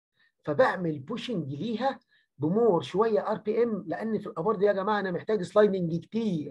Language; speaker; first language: Arabic; native; Arabic